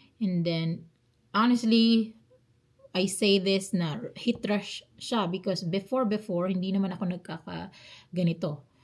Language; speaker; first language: Filipino; non-native, local second language; Cebuano